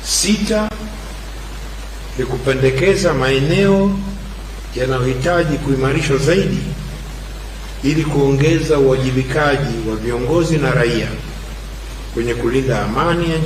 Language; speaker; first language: Swahili; native; Swahili